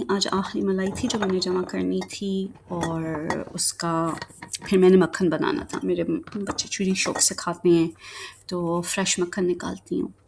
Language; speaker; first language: Urdu; native; Urdu